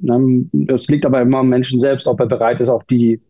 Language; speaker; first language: German; early bilingual, other home language; Turkish